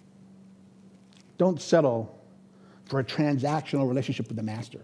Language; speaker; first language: English; native; English